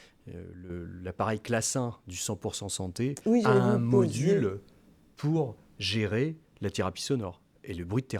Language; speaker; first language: French; native; French